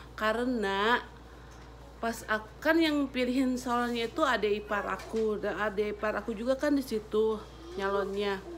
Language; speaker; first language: Indonesian; native; Indonesian